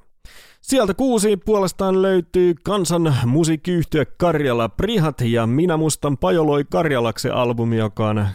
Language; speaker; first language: Finnish; native; Finnish